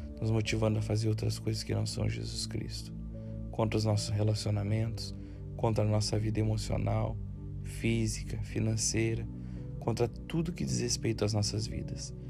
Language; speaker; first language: Portuguese; native; Portuguese